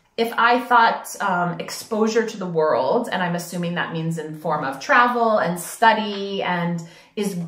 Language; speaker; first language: English; native; English